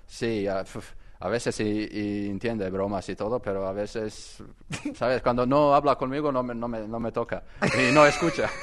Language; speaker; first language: Spanish; non-native, learner; Croatian